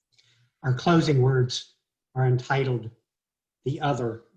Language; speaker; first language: English; native; English